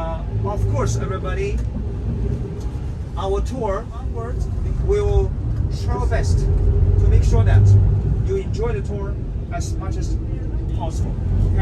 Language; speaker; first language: English; non-native, fluent; Chinese